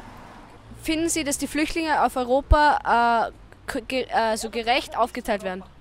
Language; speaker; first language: German; native; German